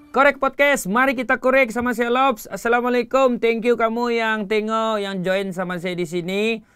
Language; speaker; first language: Malay; native; Malay